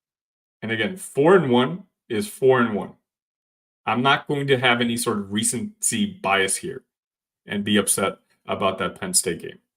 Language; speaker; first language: English; native; English